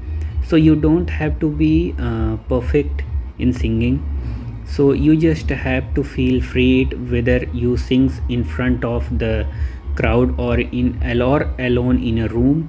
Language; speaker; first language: English; non-native, learner; Hindi